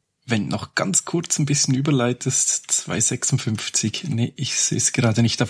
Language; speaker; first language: German; native; German